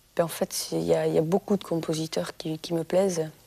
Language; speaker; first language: French; native; French